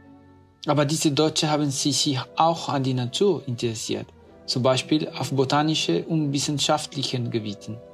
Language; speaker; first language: German; non-native, fluent; Spanish